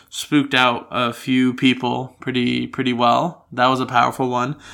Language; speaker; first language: English; native; English